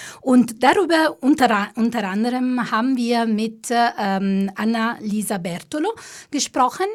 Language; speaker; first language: German; non-native, fluent; Italian